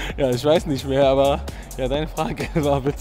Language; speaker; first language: German; non-native, fluent; Arabic